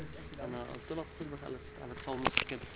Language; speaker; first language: Arabic; native; Arabic